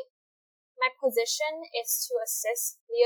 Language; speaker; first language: English; non-native, fluent; Vietnamese